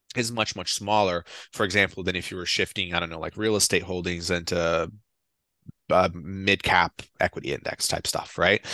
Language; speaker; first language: English; non-native, fluent; Portuguese